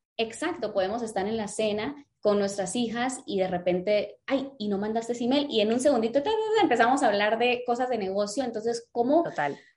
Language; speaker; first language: Spanish; early bilingual, other home language; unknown